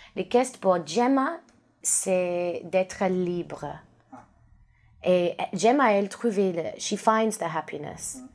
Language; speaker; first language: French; non-native, learner; English